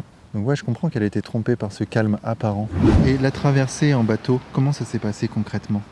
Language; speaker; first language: French; native; French